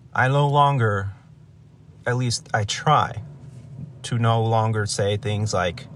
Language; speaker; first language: English; native; English